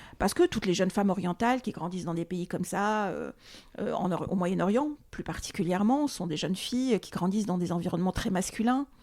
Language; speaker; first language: French; early bilingual, other home language; Arabic